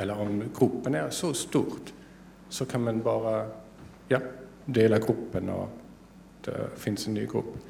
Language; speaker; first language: Swedish; non-native, fluent; German